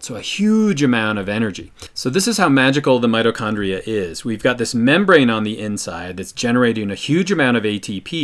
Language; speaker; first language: English; native; English